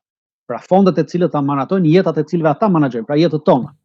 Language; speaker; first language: Albanian; native; Albanian